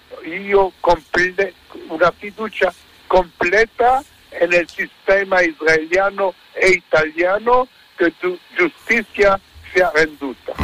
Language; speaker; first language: Italian; non-native, fluent; Hebrew